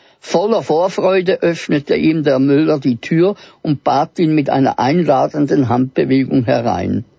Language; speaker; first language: German; native; German